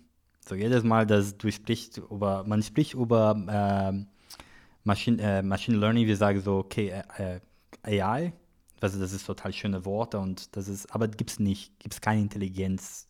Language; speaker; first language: German; non-native, learner; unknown